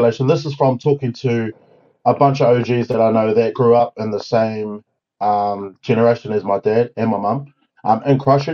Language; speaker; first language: English; native; English